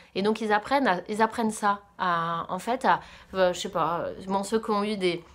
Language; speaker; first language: French; native; French